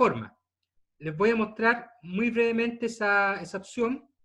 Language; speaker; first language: Spanish; native; Spanish